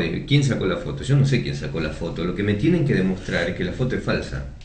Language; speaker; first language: Spanish; native; Spanish